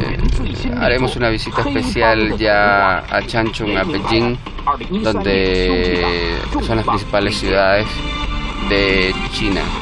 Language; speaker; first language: Spanish; native; Spanish